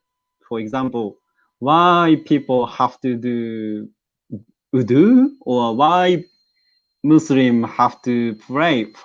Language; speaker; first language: English; non-native, learner; Japanese